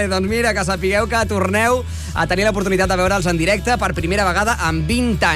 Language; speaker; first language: Catalan; native; Catalan